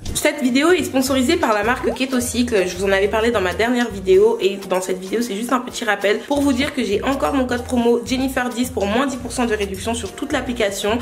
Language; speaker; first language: French; early bilingual, other home language; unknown